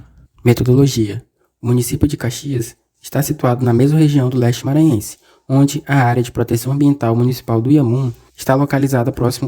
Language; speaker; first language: Portuguese; native; Portuguese